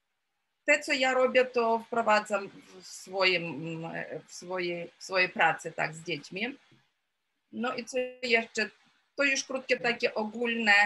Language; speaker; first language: Polish; non-native, fluent; Ukrainian